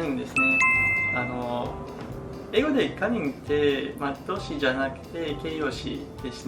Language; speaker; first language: Japanese; non-native, fluent; English